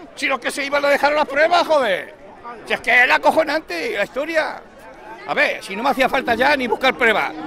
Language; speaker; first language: Spanish; native; Spanish